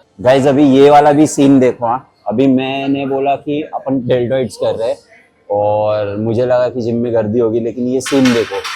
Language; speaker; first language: Hindi; non-native, local second language; Marathi